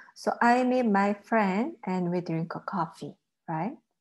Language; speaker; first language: English; non-native, fluent; Korean